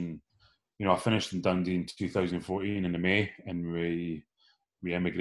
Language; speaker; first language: English; native; English